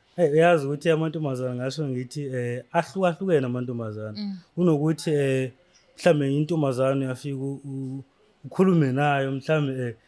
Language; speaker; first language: Zulu; non-native, local second language; Xhosa